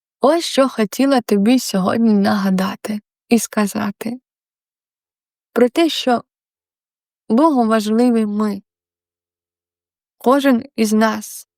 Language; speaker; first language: Ukrainian; non-native, local second language; Russian